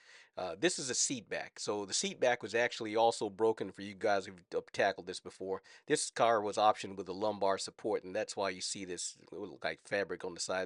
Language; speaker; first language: English; native; English